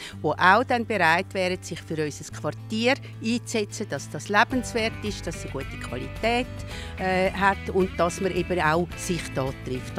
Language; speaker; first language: German; native; German